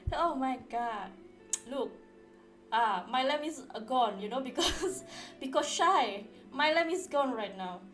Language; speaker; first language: English; non-native, learner; Indonesian